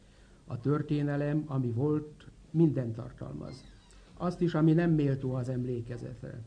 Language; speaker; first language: Hungarian; native; Hungarian